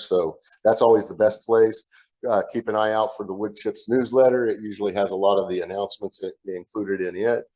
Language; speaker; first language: English; native; English